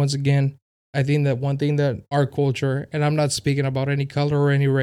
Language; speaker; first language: English; non-native, fluent; Spanish